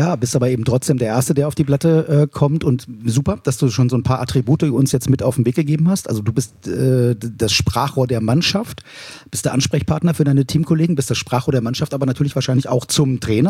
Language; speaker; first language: German; native; German